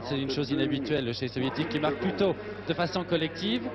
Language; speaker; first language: French; native; French